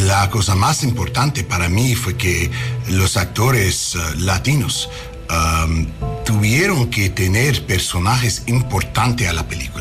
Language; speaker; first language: Spanish; non-native, learner; English